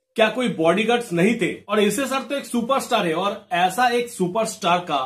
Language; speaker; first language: Hindi; non-native, local second language; Bangla